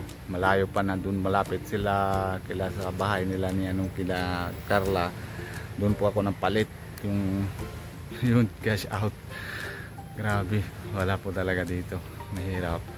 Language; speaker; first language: Filipino; non-native, local second language; Bikol